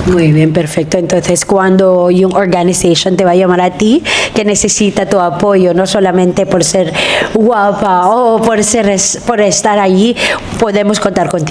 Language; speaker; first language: Spanish; non-native, fluent; Filipino